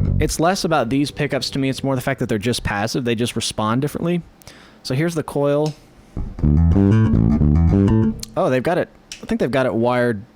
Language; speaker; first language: English; native; English